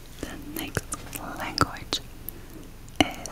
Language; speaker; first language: English; non-native, fluent; Turkish